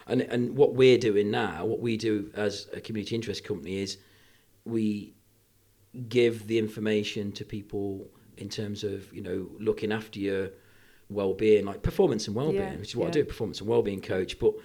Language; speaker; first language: English; native; English